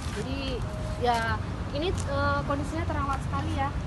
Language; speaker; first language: Indonesian; native; Indonesian